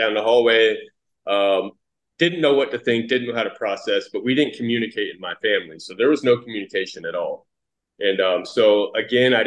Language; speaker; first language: English; native; English